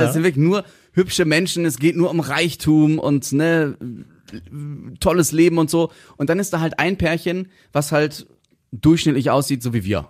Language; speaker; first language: German; native; German